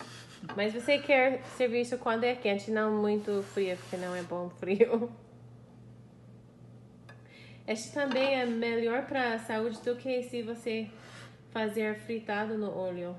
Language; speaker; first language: Portuguese; non-native, learner; English